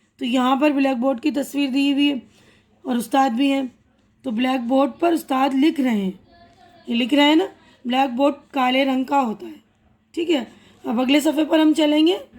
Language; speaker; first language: Urdu; native; Urdu